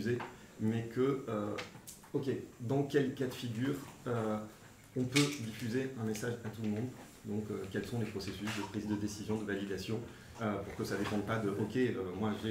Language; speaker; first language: French; native; French